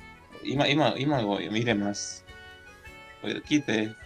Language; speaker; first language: Japanese; non-native, fluent; Spanish